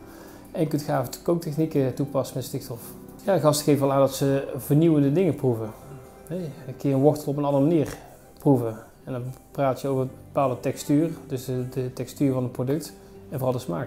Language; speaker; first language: Dutch; native; Dutch